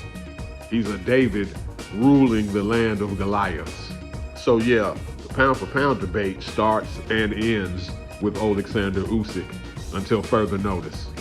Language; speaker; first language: English; native; English